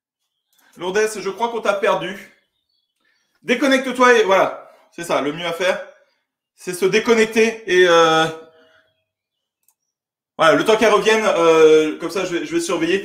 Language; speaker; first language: French; native; French